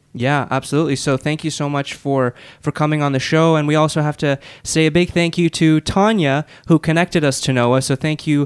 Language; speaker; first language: English; native; English